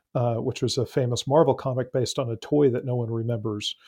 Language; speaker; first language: English; native; English